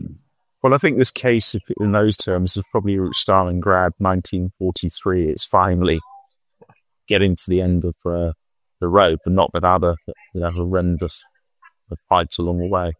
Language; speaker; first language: English; native; English